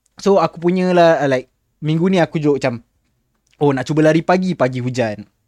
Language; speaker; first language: Malay; native; Malay